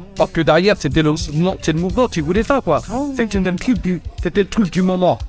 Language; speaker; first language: French; native; French